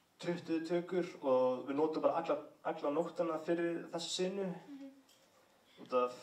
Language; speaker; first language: Icelandic; early bilingual, heritage; English